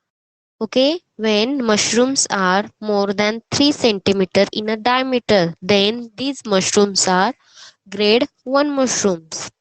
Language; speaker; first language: English; non-native, local second language; Hindi